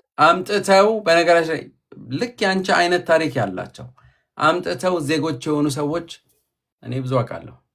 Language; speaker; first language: Amharic; native; Amharic